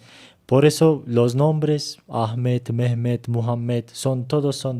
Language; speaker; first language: Spanish; non-native, learner; Turkish